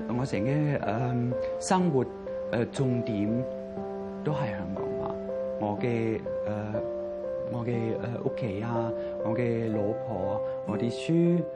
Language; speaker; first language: Cantonese; non-native, fluent; German